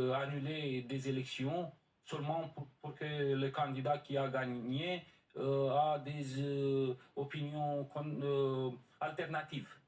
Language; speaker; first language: French; non-native, learner; Romanian